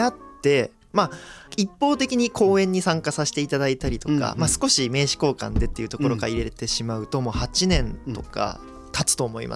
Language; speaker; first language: Japanese; native; Japanese